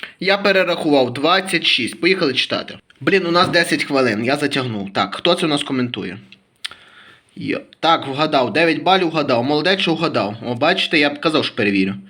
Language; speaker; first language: Ukrainian; native; Ukrainian